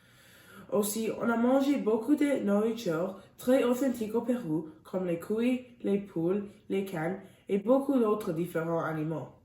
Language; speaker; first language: French; non-native, learner; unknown